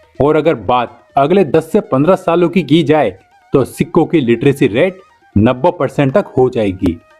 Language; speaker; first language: Hindi; native; Hindi